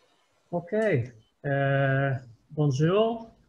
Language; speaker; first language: French; non-native, fluent; Hebrew